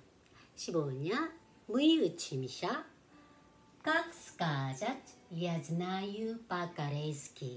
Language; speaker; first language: Russian; non-native, learner; Korean